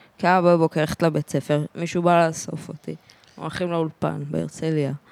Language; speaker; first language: Hebrew; native; Hebrew